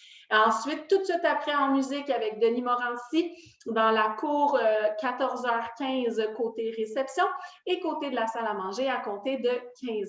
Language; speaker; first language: French; native; French